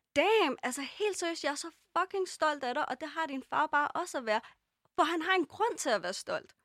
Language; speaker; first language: Danish; early bilingual, other home language; Persian